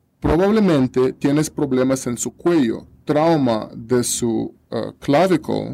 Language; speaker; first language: Spanish; non-native, learner; Russian